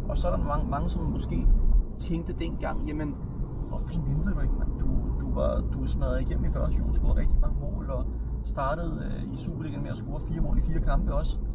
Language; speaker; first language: Danish; early bilingual, other home language; Serbian